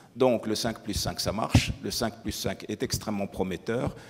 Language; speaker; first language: French; non-native, local second language; Arabic